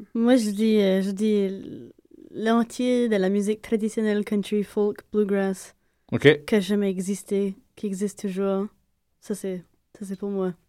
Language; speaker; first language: French; native; French